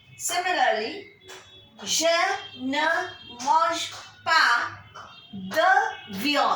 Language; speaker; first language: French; non-native, fluent; Bangla